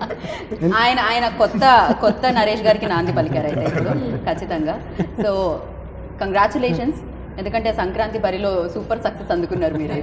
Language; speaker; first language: Telugu; native; Telugu